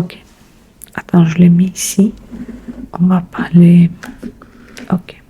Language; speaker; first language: French; non-native, learner; Spanish